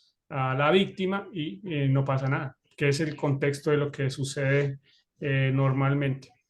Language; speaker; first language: Spanish; native; Spanish